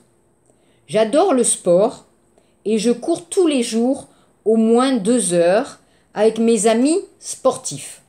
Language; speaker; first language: French; native; French